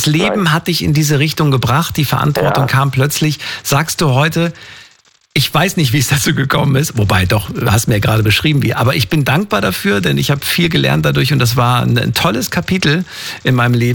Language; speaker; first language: German; native; German